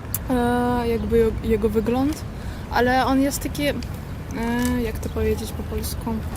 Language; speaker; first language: Polish; non-native, fluent; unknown